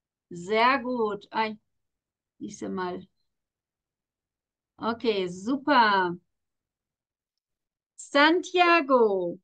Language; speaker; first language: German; non-native, fluent; Spanish